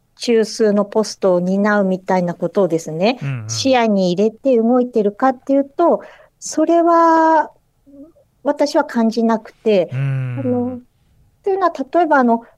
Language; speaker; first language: Japanese; native; Japanese